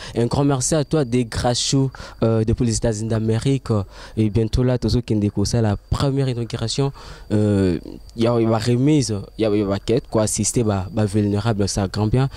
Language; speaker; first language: French; non-native, local second language; Lingala